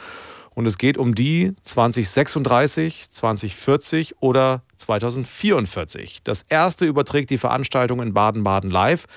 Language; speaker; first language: German; native; German